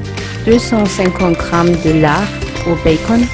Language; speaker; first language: French; non-native, learner; Korean